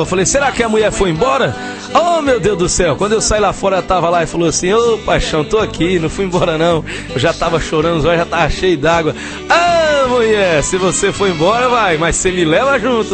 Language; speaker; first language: Portuguese; native; Portuguese